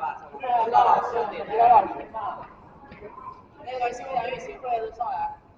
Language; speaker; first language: Chinese; native; Chinese